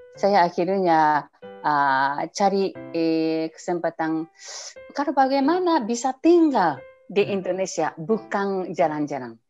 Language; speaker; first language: Indonesian; non-native, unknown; Japanese